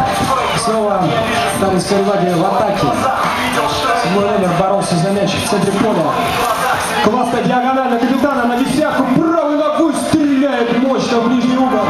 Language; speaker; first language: Russian; native; Russian